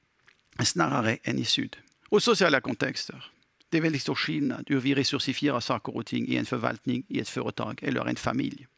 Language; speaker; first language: Swedish; non-native, fluent; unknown